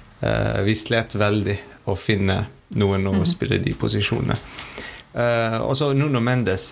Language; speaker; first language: Norwegian; non-native, fluent; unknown